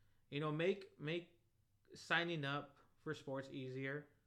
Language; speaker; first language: English; early bilingual, other home language; Spanish